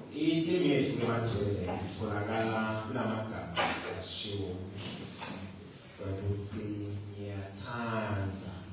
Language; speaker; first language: Zulu; non-native, local second language; Swati